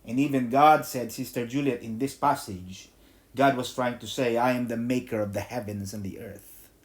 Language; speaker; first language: English; non-native, local second language; Filipino